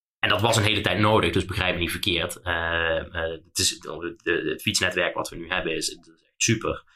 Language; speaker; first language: Dutch; native; Dutch